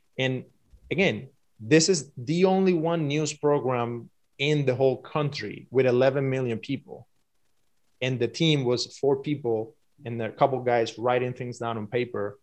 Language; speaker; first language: English; non-native, fluent; Spanish